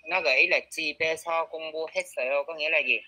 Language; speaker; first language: Vietnamese; native; Vietnamese